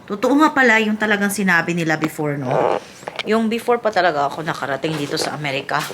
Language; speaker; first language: Filipino; non-native, local second language; Cebuano